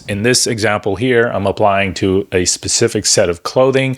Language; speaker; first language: English; native; English